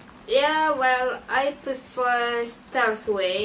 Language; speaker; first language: English; non-native, fluent; Indonesian